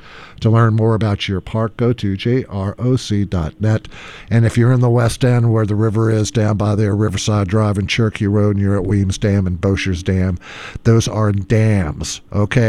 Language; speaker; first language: English; native; English